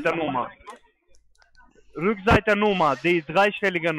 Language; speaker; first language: German; non-native, fluent; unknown